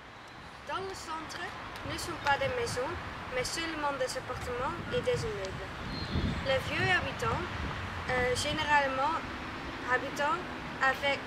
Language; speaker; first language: French; non-native, learner; Dutch